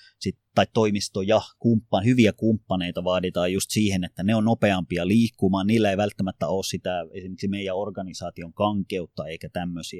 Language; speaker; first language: Finnish; native; Finnish